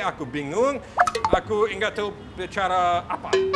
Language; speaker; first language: Indonesian; non-native, learner; English